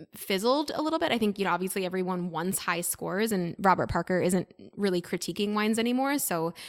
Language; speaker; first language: English; native; English